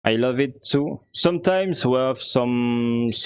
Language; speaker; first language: English; non-native, learner; French